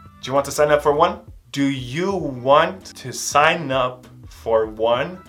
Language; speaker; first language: English; non-native, fluent; Portuguese